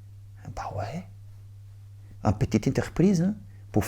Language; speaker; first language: French; non-native, learner; Portuguese